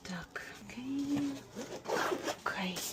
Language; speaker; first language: Russian; non-native, local second language; Tajik